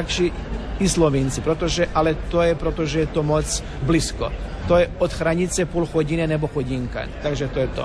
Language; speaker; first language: Czech; non-native, learner; Croatian